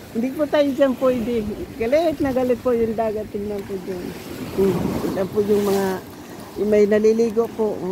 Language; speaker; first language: Filipino; non-native, local second language; Cebuano